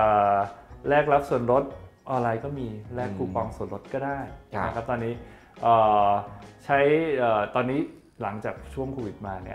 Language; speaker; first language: Thai; native; Thai